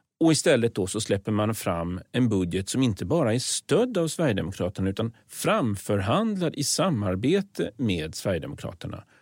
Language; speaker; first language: Swedish; native; Swedish